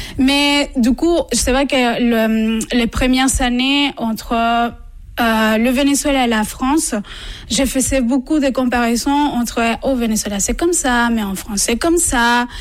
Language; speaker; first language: French; non-native, fluent; Spanish